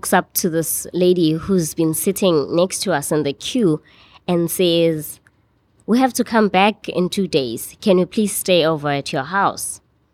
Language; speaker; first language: English; non-native, local second language; Xhosa